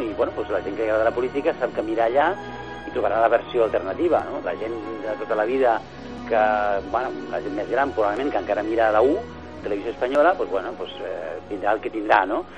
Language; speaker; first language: Catalan; non-native, local second language; Spanish